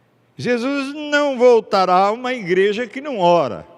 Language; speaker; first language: Portuguese; native; Portuguese